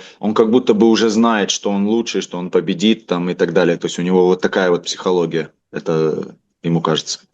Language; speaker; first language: Russian; native; Russian